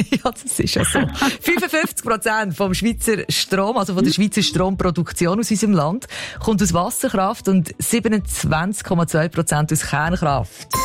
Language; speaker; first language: German; native; German